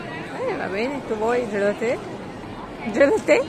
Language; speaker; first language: Italian; non-native, learner; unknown